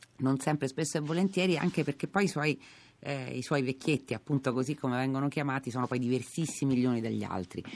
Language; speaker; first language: Italian; native; Italian